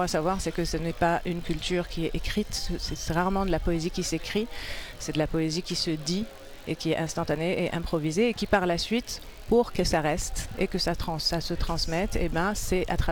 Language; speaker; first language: French; non-native, local second language; Arabic